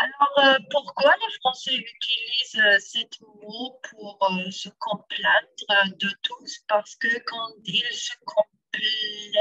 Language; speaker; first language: French; non-native, learner; German